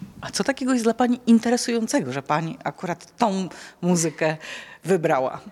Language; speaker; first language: Polish; native; Polish